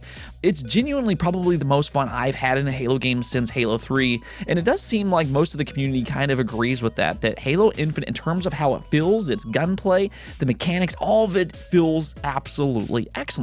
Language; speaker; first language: English; native; English